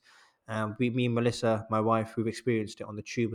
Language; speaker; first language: English; native; English